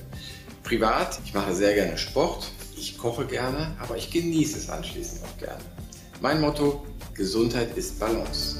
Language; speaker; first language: German; native; German